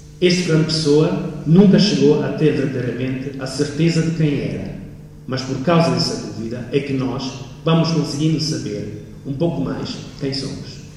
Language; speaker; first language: Portuguese; non-native, fluent; Italian